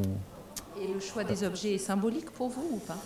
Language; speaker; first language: French; native; French